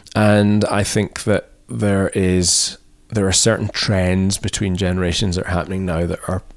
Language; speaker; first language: English; native; English